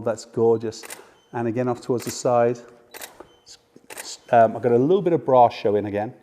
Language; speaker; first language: English; native; English